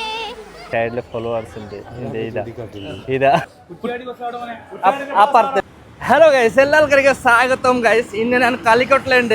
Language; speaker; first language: Malayalam; non-native, learner; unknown